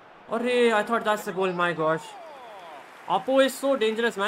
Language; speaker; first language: English; non-native, local second language; Hindi